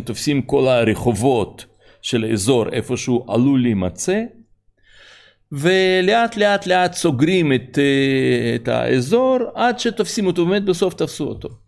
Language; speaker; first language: Hebrew; non-native, fluent; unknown